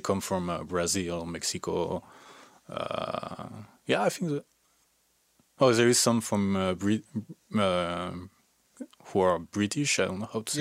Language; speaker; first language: English; non-native, fluent; French